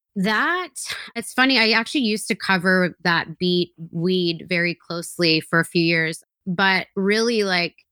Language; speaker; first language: English; native; English